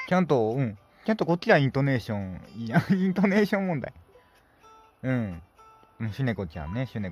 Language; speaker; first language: Japanese; native; Japanese